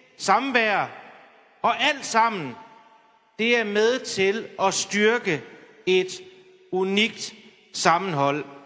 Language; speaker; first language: Danish; native; Danish